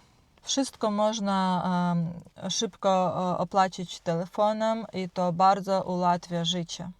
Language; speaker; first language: Polish; non-native, learner; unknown